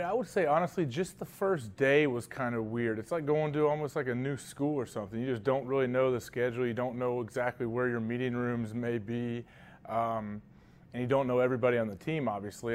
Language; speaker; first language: English; native; English